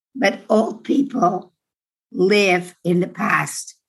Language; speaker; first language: English; non-native, fluent; Dutch